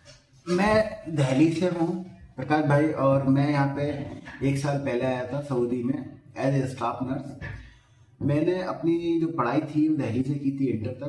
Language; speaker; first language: Hindi; native; Hindi